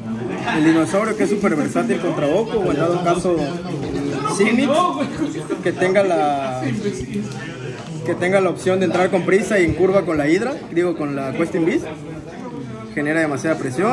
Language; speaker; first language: Spanish; native; Spanish